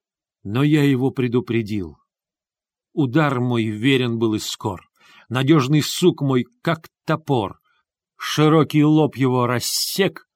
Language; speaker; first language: Russian; native; Russian